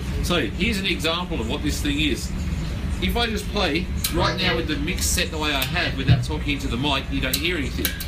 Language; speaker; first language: English; native; English